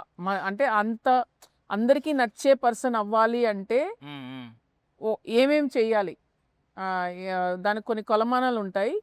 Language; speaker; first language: Telugu; native; Telugu